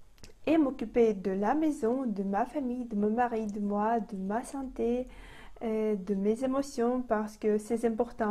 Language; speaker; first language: French; non-native, fluent; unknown